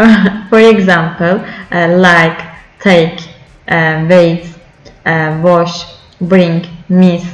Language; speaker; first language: English; non-native, learner; Turkish